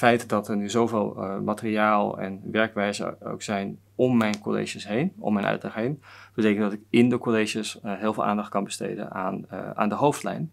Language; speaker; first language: Dutch; native; Dutch